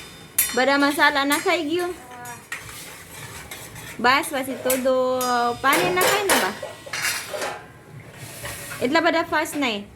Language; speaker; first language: Gujarati; non-native, learner; Filipino